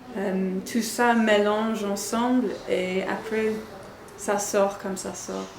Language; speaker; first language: French; non-native, fluent; English